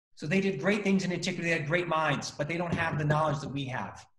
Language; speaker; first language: English; native; English